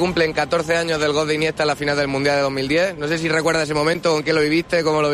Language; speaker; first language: Spanish; native; Spanish